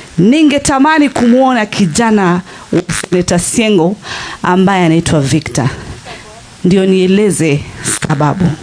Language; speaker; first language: Swahili; non-native, local second language; Kamba